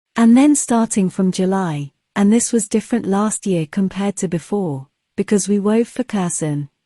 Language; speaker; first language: English; non-native, fluent; Bulgarian